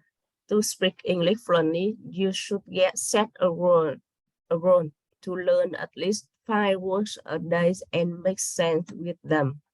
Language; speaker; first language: English; non-native, learner; Vietnamese